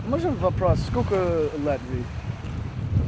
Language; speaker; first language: Russian; non-native, learner; English